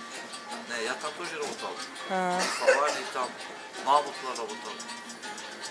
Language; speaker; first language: Russian; non-native, local second language; Turkish